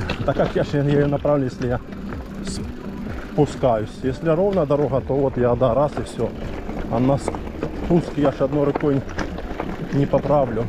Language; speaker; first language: Russian; native; Russian